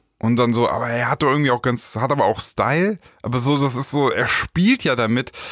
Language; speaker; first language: German; native; German